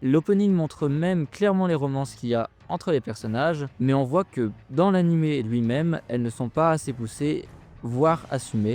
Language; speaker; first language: French; native; French